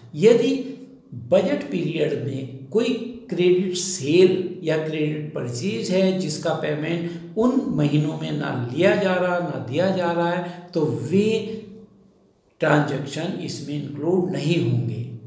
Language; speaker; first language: Hindi; native; Hindi